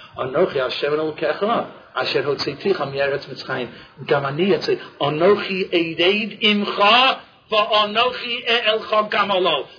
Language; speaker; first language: Hebrew; non-native, fluent; English